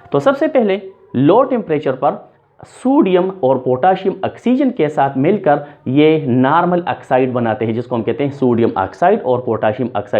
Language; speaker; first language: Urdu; non-native, local second language; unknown